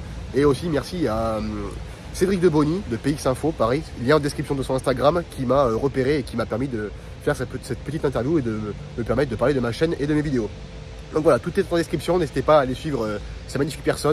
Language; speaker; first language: French; native; French